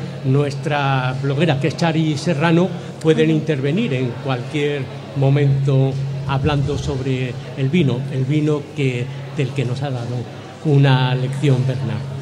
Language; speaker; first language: Spanish; native; Spanish